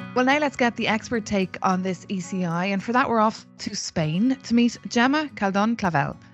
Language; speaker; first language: English; native; English